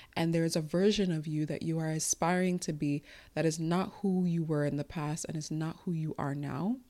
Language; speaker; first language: English; early bilingual, other home language; Igbo